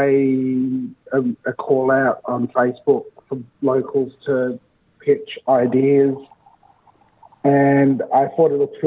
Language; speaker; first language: English; native; English